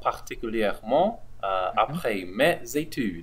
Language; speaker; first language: French; non-native, learner; English